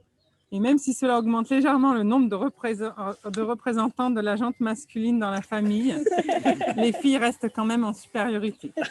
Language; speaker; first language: French; native; French